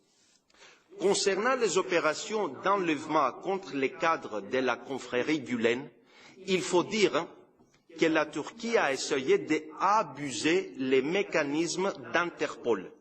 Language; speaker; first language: French; non-native, fluent; Greek